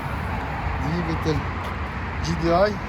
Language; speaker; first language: Russian; non-native, local second language; Kyrgyz